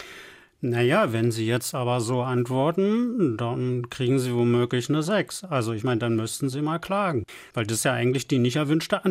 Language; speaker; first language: German; native; German